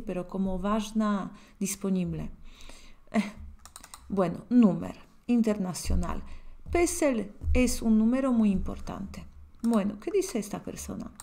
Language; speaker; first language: Spanish; non-native, fluent; Polish